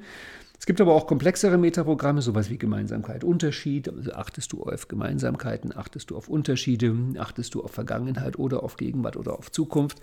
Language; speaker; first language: German; native; German